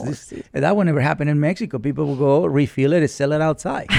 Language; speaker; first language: English; non-native, fluent; Spanish